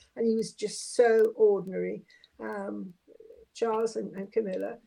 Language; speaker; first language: English; native; English